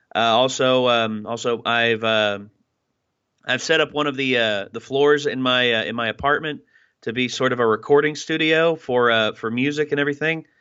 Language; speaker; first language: English; native; English